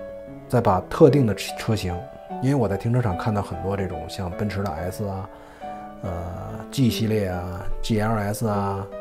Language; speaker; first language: Chinese; native; Chinese